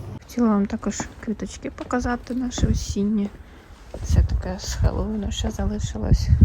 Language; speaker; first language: Ukrainian; non-native, local second language; Russian